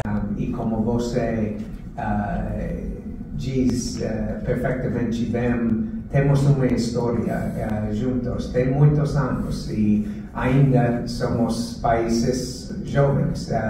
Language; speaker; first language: Portuguese; non-native, fluent; English